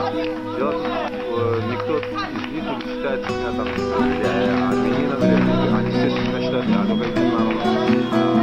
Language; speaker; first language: Russian; non-native, local second language; Tajik